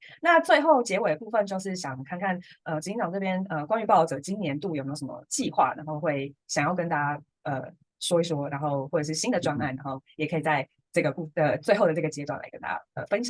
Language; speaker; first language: Chinese; native; Chinese